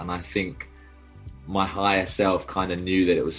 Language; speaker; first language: English; native; English